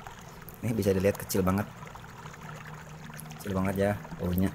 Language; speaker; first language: Indonesian; native; Indonesian